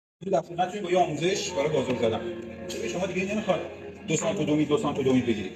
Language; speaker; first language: Persian; native; Persian